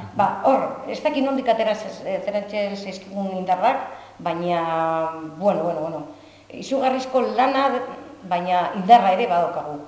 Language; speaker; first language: Basque; non-native, local second language; Spanish